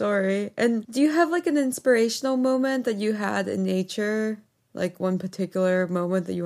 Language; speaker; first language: English; native; English